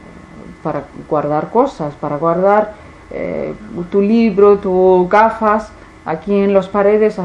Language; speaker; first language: Spanish; non-native, fluent; Icelandic